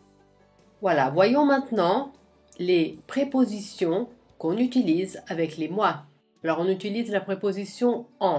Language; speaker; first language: French; non-native, fluent; Italian